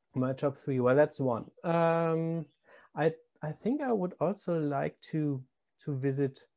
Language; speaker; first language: English; non-native, fluent; German